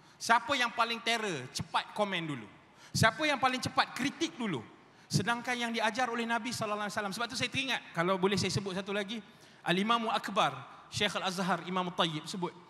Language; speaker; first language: Malay; native; Malay